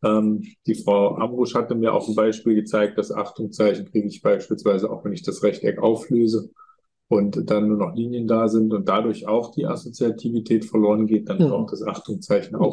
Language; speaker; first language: German; native; German